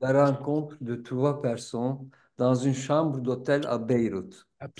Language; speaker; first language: French; non-native, fluent; Turkish